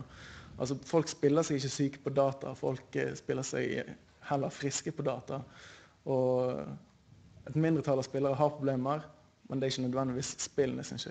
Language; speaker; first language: Norwegian; native; Norwegian